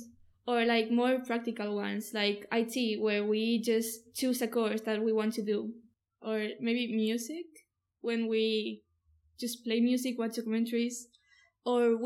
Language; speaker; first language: English; non-native, fluent; Spanish